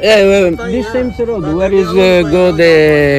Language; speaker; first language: English; non-native, learner; Italian